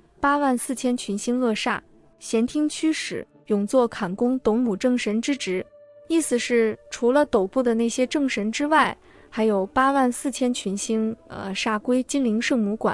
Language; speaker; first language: Chinese; native; Chinese